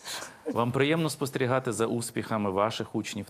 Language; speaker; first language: Ukrainian; native; Ukrainian